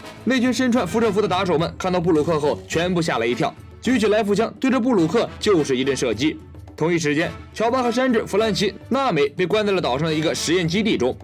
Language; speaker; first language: Chinese; native; Chinese